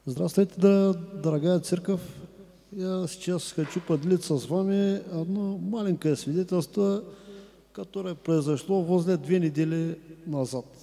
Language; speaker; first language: Russian; non-native, learner; Bulgarian